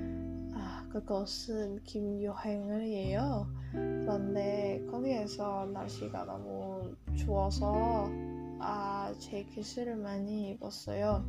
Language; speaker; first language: Korean; non-native, learner; Indonesian